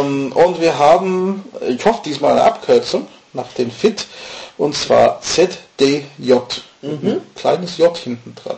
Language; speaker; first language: German; non-native, fluent; English